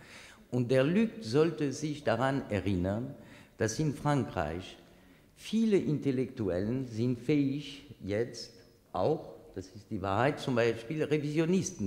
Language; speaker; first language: German; non-native, fluent; French